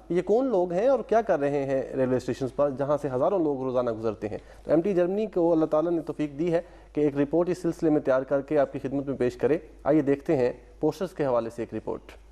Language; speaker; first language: Urdu; native; Urdu